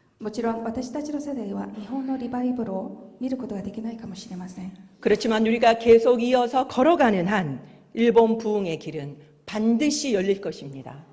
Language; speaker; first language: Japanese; non-native, fluent; Korean